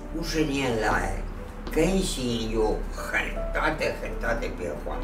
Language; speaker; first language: Chinese; non-native, fluent; Spanish